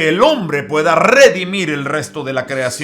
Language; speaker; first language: Spanish; native; Spanish